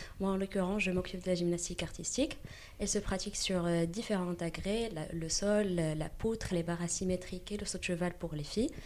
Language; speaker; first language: French; non-native, local second language; Arabic